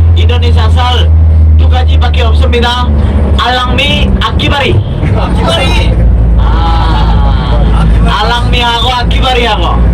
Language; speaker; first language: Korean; non-native, learner; Indonesian